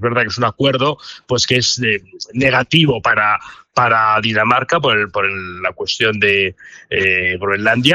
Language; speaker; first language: Spanish; native; Spanish